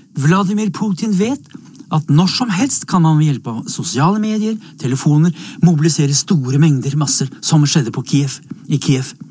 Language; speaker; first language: Norwegian; native; Norwegian